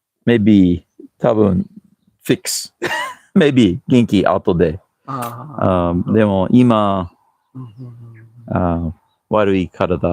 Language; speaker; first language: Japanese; non-native, learner; English